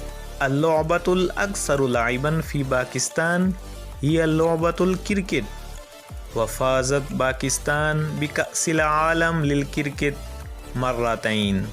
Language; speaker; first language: Arabic; non-native, learner; Urdu